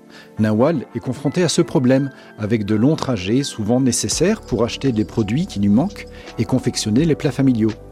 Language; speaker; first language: French; native; French